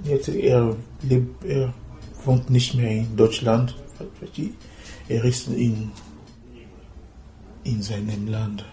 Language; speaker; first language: German; non-native, learner; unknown